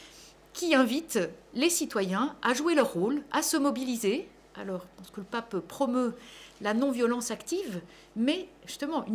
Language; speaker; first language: French; native; French